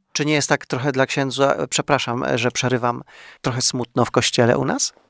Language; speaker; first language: Polish; native; Polish